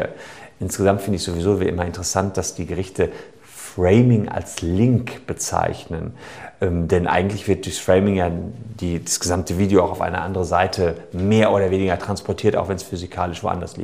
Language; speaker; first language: German; native; German